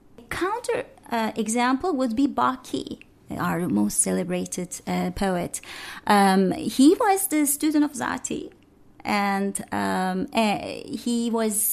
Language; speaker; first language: English; non-native, fluent; Turkish